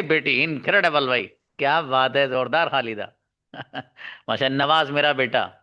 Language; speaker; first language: Hindi; native; Hindi